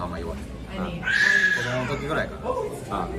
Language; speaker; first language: Japanese; native; Japanese